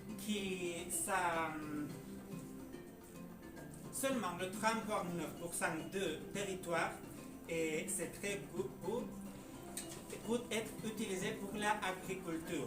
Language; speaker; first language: French; non-native, learner; Spanish